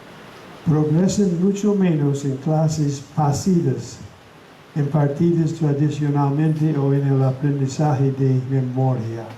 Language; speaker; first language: Spanish; non-native, fluent; English